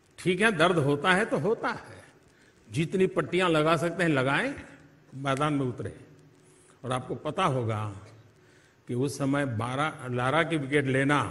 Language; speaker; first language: Hindi; native; Hindi